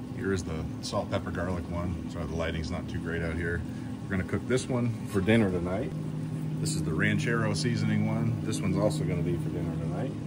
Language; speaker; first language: English; native; English